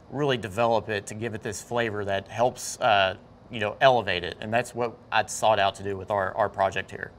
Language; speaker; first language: English; native; English